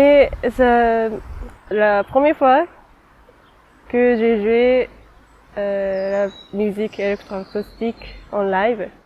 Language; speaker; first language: French; non-native, fluent; Japanese